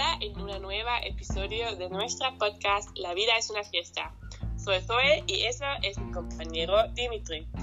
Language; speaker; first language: Spanish; non-native, learner; German